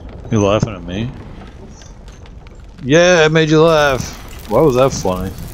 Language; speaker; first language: English; early bilingual, other home language; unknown